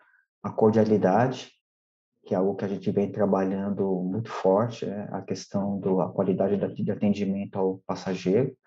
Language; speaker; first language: Portuguese; native; Portuguese